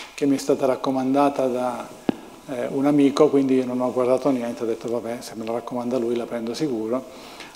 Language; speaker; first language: Italian; native; Italian